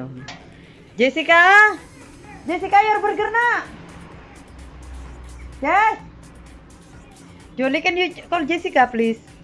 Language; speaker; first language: English; non-native, learner; Indonesian